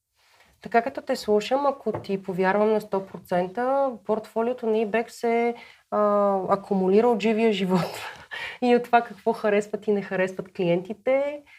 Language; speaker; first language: Bulgarian; native; Bulgarian